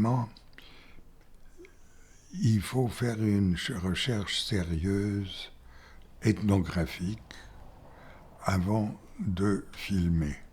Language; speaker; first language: French; non-native, fluent; Bulgarian